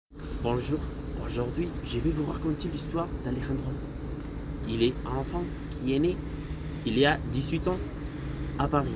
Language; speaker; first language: French; non-native, learner; Spanish